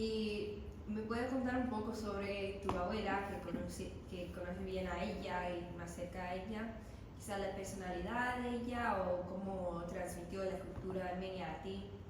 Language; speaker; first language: Spanish; non-native, learner; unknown